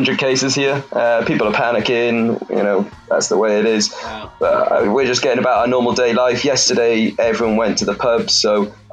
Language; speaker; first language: English; native; English